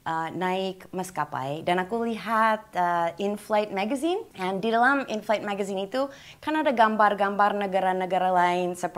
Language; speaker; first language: Indonesian; non-native, fluent; English